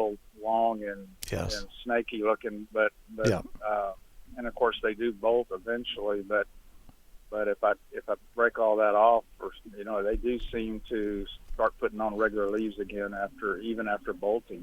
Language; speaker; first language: English; native; English